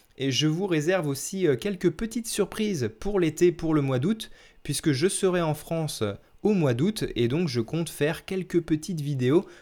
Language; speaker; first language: French; native; French